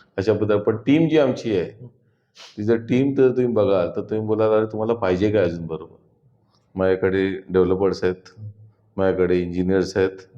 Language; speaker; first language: Marathi; native; Marathi